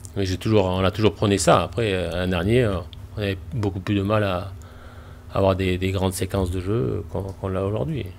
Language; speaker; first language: French; native; French